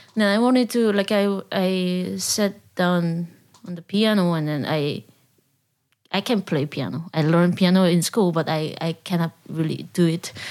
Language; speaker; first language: English; non-native, learner; Korean